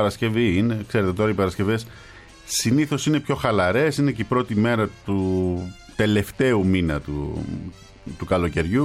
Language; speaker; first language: Greek; native; Greek